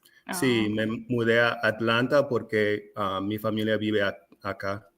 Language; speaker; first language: Spanish; non-native, fluent; English